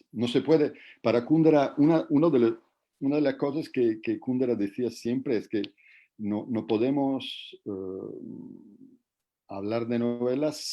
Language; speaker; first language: Spanish; non-native, fluent; Italian